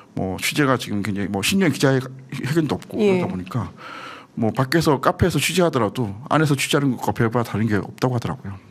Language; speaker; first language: Korean; native; Korean